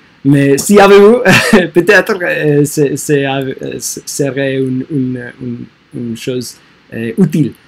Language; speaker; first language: French; non-native, learner; English